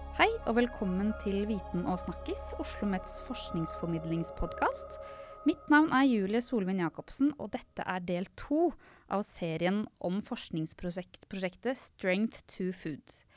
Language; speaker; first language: Norwegian; native; Norwegian